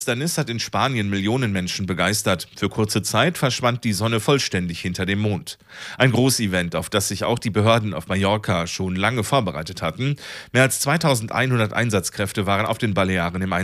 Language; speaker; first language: German; native; German